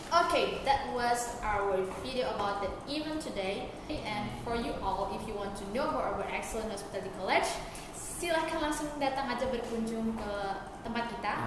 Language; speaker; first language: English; non-native, learner; Indonesian